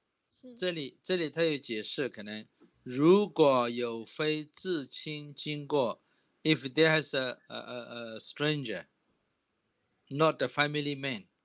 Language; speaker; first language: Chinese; native; Chinese